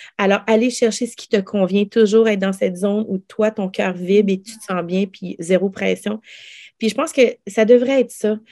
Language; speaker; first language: French; early bilingual, other home language; Lao